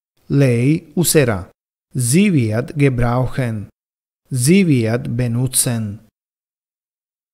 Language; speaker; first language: German; non-native, fluent; Italian